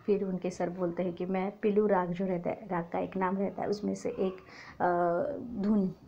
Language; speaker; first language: Hindi; non-native, local second language; Marathi